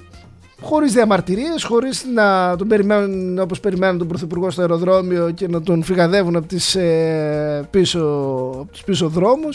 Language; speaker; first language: Greek; native; Greek